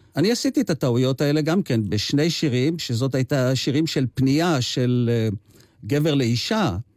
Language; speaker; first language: Hebrew; native; Hebrew